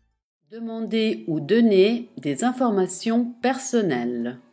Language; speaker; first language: French; non-native, fluent; Italian